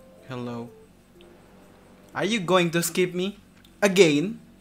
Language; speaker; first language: English; non-native, learner; Indonesian